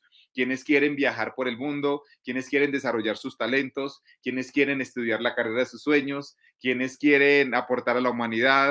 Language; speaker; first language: Spanish; native; Spanish